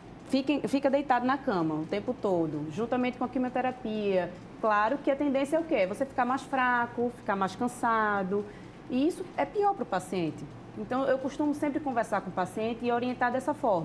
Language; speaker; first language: Portuguese; native; Portuguese